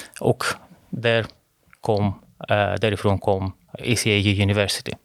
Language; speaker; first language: Swedish; non-native, fluent; Greek